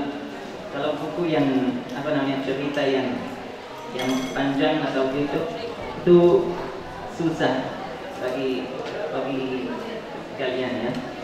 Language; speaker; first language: Indonesian; non-native, fluent; Arabic